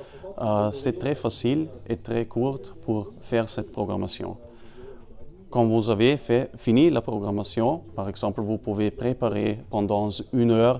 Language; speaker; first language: French; non-native, fluent; German